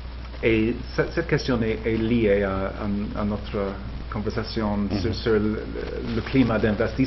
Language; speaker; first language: French; non-native, fluent; English